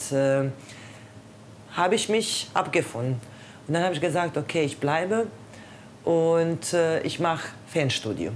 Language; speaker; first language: German; non-native, fluent; Croatian